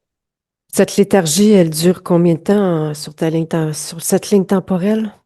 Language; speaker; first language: French; native; French